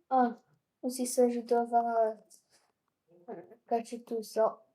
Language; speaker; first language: French; non-native, local second language; Arabic